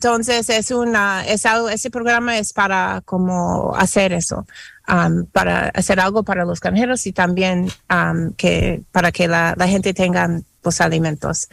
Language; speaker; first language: Spanish; non-native, fluent; English